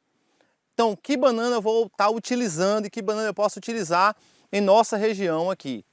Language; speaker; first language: Portuguese; native; Portuguese